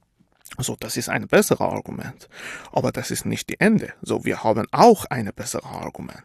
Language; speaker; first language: German; non-native, fluent; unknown